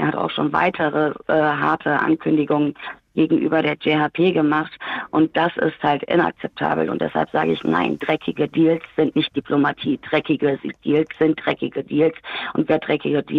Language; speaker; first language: German; early bilingual, other home language; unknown